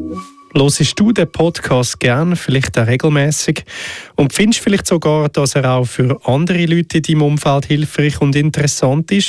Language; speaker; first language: German; native; German